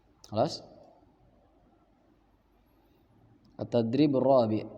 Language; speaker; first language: Arabic; non-native, fluent; Indonesian